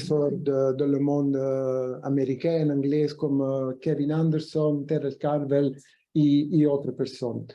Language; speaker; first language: French; non-native, fluent; Italian